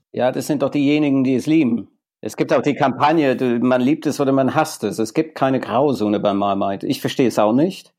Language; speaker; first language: German; non-native, fluent; English